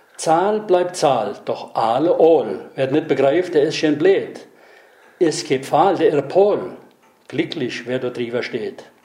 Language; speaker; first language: German; native; German